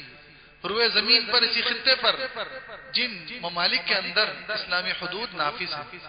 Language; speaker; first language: Urdu; native; Urdu